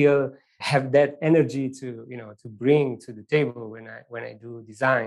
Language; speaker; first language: English; non-native, fluent; Italian